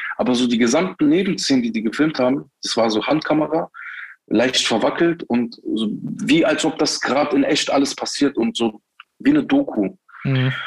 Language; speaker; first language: German; early bilingual, other home language; Turkish